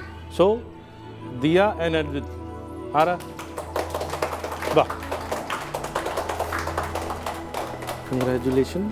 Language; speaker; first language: Malayalam; non-native, fluent; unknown